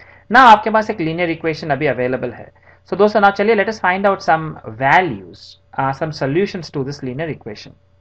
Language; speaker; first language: English; non-native, local second language; Hindi